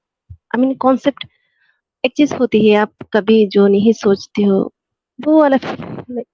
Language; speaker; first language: Hindi; non-native, fluent; Bangla